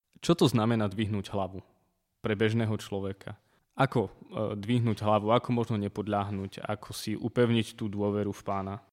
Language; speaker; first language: Slovak; native; Slovak